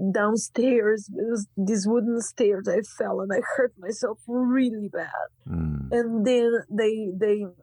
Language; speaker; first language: English; non-native, fluent; Croatian